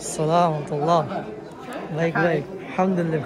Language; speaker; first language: Arabic; non-native, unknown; Indonesian